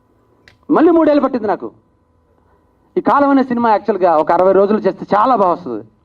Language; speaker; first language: Telugu; native; Telugu